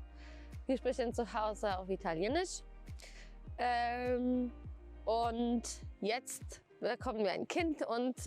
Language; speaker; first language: German; non-native, fluent; Polish